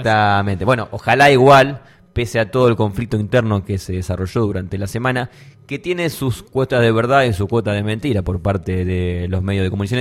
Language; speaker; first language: Spanish; native; Spanish